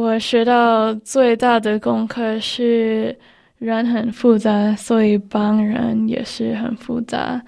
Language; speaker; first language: Chinese; early bilingual, heritage; Chinese